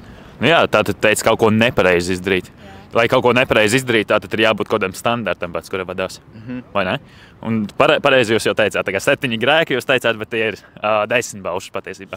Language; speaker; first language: Latvian; native; Latvian